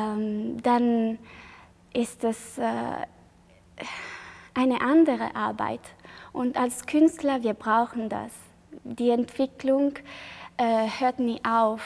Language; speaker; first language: German; non-native, fluent; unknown